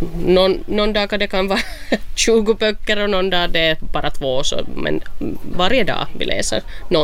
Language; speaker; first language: Swedish; non-native, local second language; Finnish